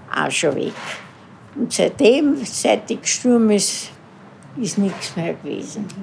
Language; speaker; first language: German; native; German